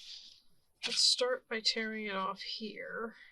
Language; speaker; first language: English; native; English